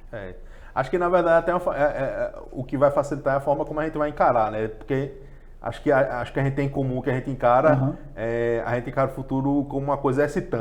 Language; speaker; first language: Portuguese; native; Portuguese